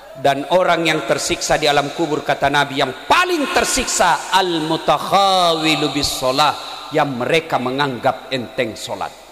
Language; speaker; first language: Indonesian; native; Indonesian